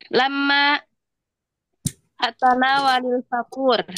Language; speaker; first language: Arabic; non-native, learner; Indonesian